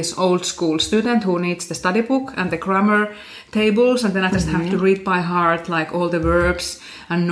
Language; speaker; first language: English; non-native, fluent; Finnish